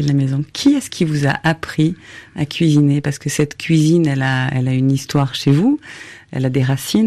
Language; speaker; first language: French; native; French